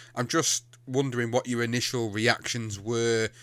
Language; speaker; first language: English; native; English